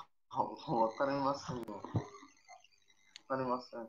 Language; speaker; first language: Japanese; non-native, learner; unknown